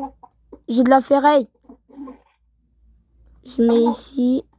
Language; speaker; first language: French; native; French